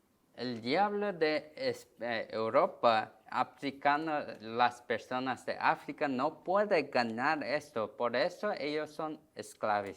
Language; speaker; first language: Spanish; non-native, learner; Korean